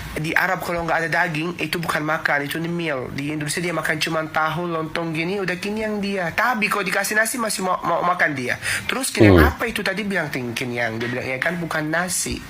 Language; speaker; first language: Indonesian; non-native, fluent; Arabic